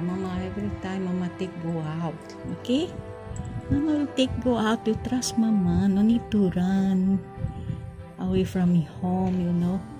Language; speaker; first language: English; non-native, learner; Portuguese